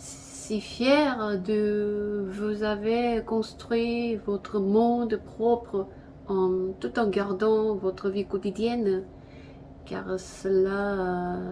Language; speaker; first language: French; non-native, learner; Korean